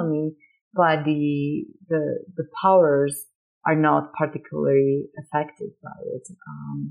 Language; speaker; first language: English; non-native, fluent; Slovak